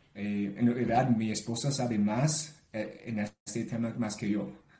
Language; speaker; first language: Spanish; non-native, learner; English